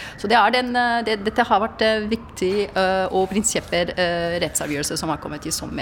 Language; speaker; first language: Norwegian; non-native, fluent; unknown